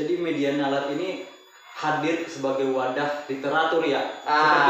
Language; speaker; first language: Indonesian; native; Indonesian